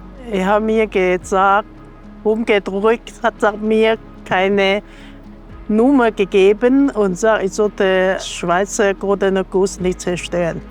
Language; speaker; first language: German; non-native, learner; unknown